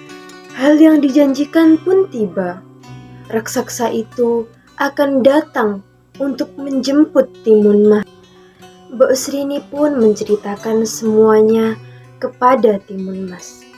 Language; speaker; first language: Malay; non-native, local second language; Javanese